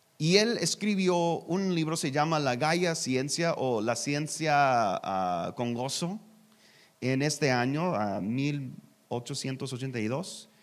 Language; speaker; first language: Spanish; non-native, learner; English